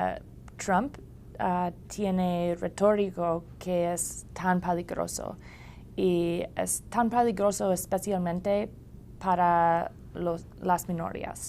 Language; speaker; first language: Spanish; non-native, learner; English